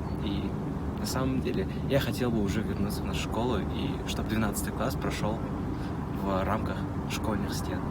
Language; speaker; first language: Russian; native; Russian